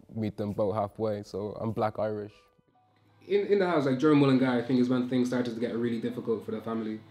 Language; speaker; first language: English; native; English